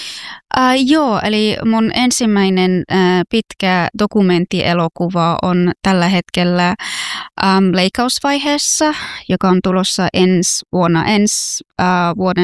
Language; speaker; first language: Finnish; non-native, fluent; Persian